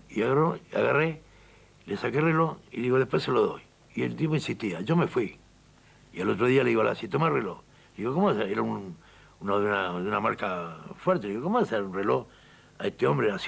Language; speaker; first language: Spanish; native; Spanish